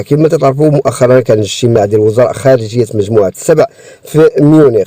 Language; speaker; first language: Arabic; native; Arabic